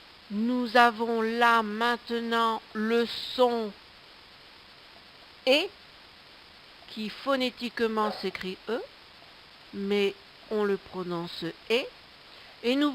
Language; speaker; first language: French; native; French